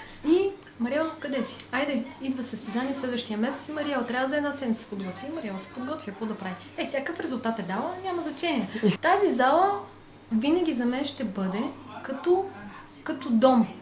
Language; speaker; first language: Bulgarian; native; Bulgarian